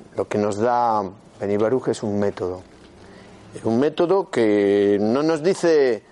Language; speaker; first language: Spanish; native; Spanish